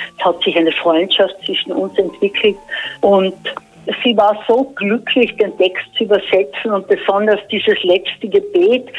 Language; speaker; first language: German; native; German